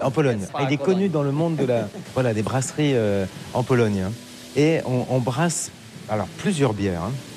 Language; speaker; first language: French; native; French